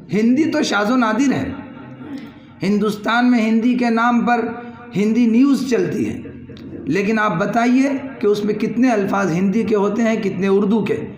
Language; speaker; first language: Urdu; native; Urdu